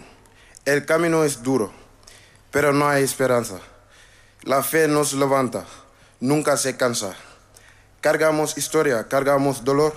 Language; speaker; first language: Spanish; non-native, fluent; Wolof